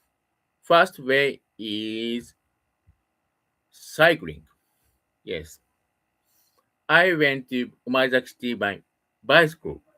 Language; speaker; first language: English; non-native, learner; Japanese